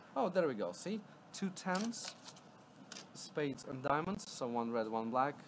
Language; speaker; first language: English; non-native, fluent; Latvian